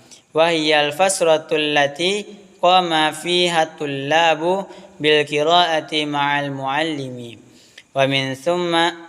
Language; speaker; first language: Arabic; non-native, learner; Indonesian